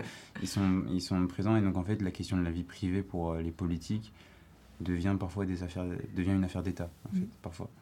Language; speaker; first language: French; native; French